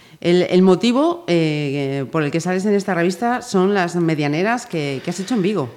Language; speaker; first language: Spanish; native; Spanish